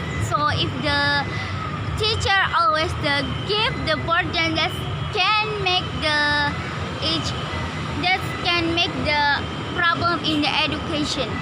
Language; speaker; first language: English; non-native, learner; Indonesian